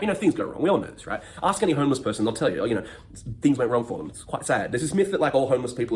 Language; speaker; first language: English; native; English